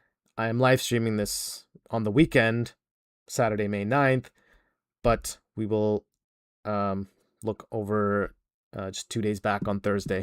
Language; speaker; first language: English; native; English